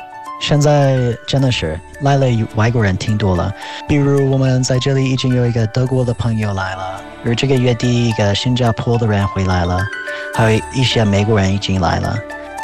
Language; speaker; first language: Chinese; non-native, fluent; English